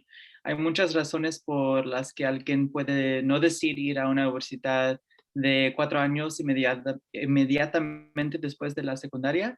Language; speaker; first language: Spanish; early bilingual, heritage; Spanish